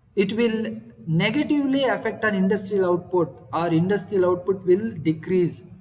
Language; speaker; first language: English; non-native, local second language; Kannada